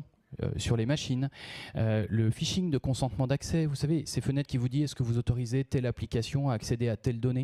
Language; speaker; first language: French; native; French